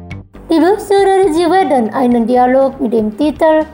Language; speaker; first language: German; non-native, fluent; Indonesian